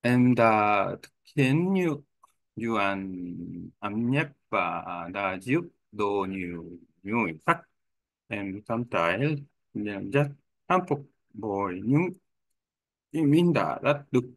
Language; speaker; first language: Vietnamese; non-native, learner; Korean